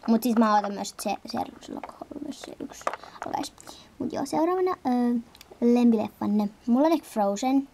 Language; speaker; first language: Finnish; native; Finnish